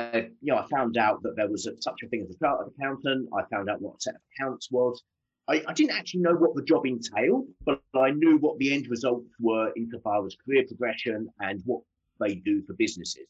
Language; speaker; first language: English; native; English